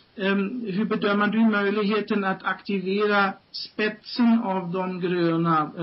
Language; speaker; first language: Swedish; non-native, fluent; German